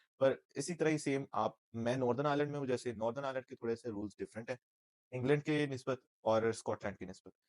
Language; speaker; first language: Urdu; non-native, local second language; Punjabi